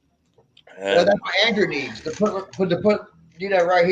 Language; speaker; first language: English; native; English